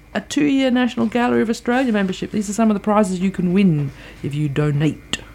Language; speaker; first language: English; native; English